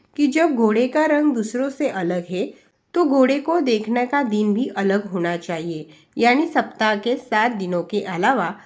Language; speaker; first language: Hindi; non-native, local second language; Marathi